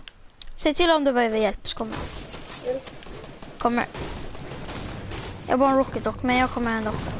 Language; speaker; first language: Swedish; native; Swedish